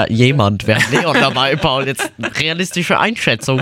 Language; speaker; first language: German; native; German